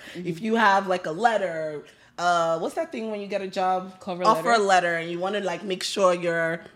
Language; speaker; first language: English; non-native, local second language; Yoruba